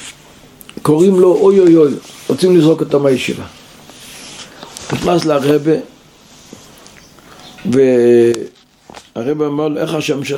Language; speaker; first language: Hebrew; non-native, local second language; Yiddish